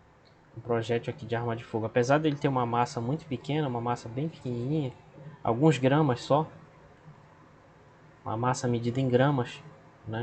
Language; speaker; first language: Portuguese; native; Portuguese